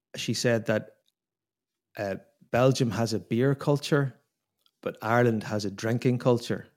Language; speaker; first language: English; native; English